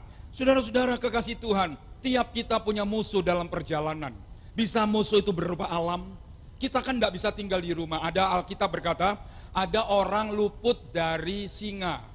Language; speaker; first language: Indonesian; non-native, local second language; Javanese